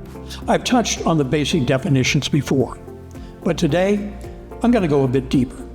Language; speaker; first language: English; native; English